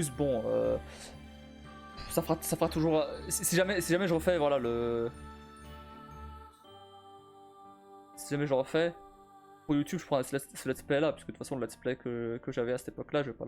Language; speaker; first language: French; native; French